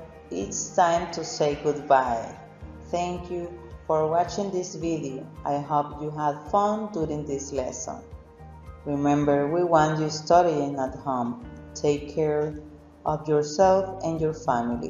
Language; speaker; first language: English; non-native, fluent; Spanish